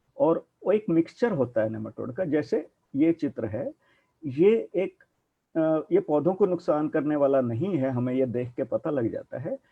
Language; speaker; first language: Hindi; non-native, local second language; Punjabi